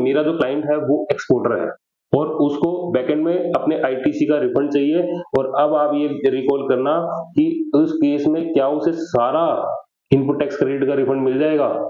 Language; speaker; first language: Hindi; native; Hindi